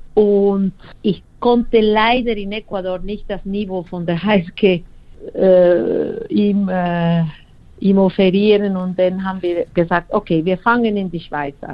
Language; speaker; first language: German; non-native, fluent; Spanish